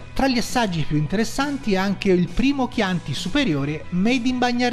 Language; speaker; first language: Italian; native; Italian